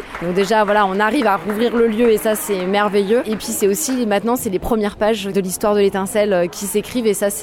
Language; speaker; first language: French; native; French